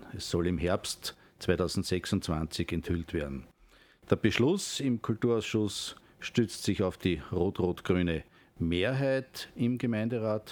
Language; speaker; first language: German; native; German